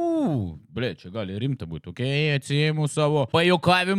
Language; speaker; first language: Lithuanian; native; Lithuanian